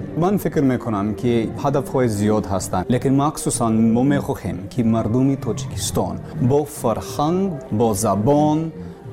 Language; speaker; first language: Persian; non-native, learner; English